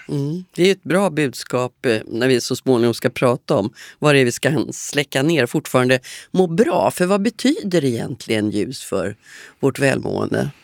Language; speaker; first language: Swedish; native; Swedish